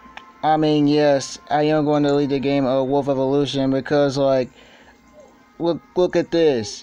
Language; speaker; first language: English; native; English